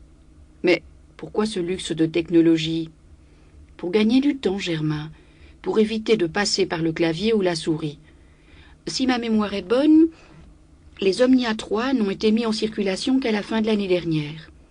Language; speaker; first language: French; native; French